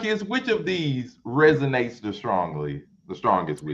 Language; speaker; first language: English; native; English